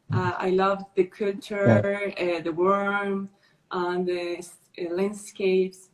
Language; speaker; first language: English; non-native, learner; Spanish